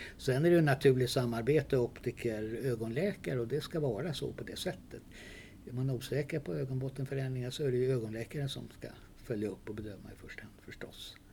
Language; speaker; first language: Swedish; native; Swedish